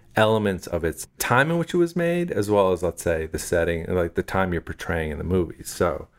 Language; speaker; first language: English; native; English